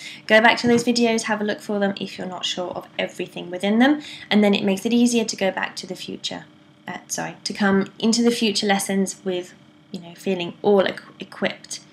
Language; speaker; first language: English; native; English